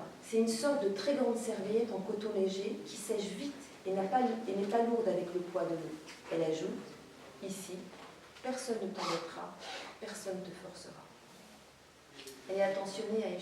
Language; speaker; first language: French; native; French